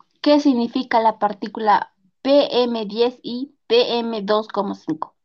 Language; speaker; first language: Spanish; native; Spanish